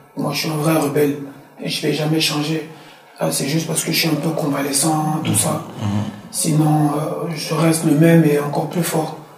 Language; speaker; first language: French; early bilingual, other home language; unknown